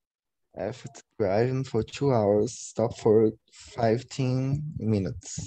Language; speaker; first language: English; non-native, learner; Portuguese